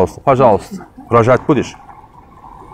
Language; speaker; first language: Russian; non-native, learner; Turkish